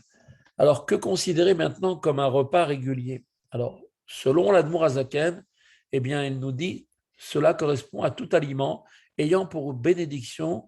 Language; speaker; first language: French; native; French